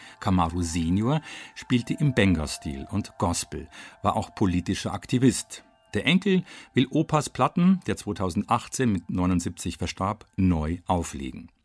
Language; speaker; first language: German; native; German